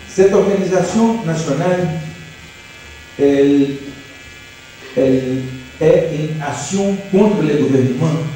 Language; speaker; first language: French; non-native, learner; Portuguese